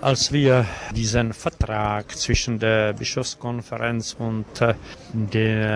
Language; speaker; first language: German; non-native, fluent; Czech